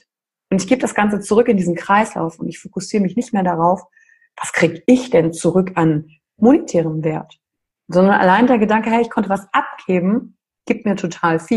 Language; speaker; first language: German; native; German